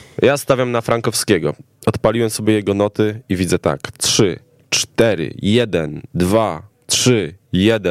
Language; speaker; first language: Polish; native; Polish